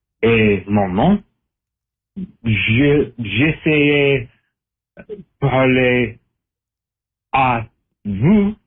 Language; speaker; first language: French; non-native, learner; English